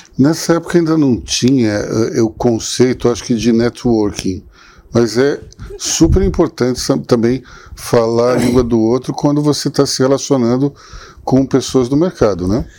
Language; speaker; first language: Portuguese; native; Portuguese